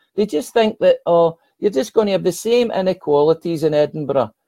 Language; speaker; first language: English; native; English